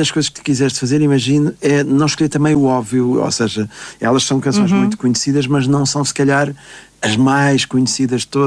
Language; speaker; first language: Portuguese; native; Portuguese